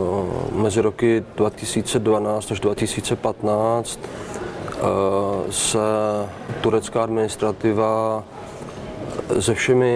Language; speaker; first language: Czech; native; Czech